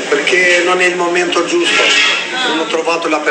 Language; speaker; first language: Italian; non-native, learner; Albanian